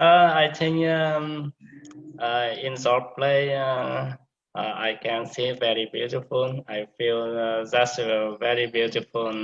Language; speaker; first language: English; non-native, learner; Vietnamese